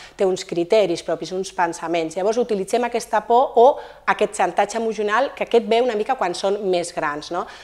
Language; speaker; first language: Catalan; native; Catalan